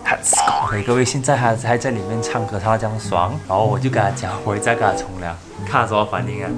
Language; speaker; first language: Chinese; native; Chinese